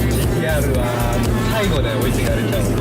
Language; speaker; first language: Japanese; native; Japanese